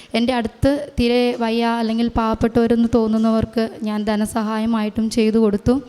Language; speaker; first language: Malayalam; native; Malayalam